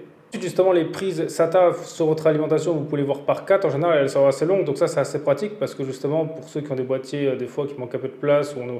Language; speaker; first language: French; native; French